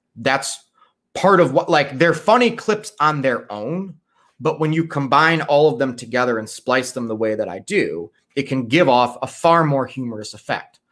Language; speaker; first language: English; native; English